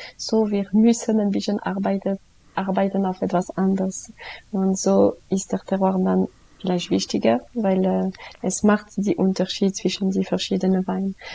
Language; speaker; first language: German; non-native, local second language; French